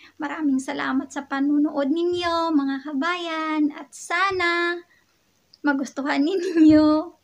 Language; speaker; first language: Filipino; non-native, local second language; Hiligaynon